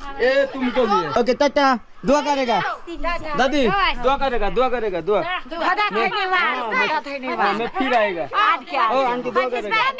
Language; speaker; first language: Hindi; non-native, learner; Bangla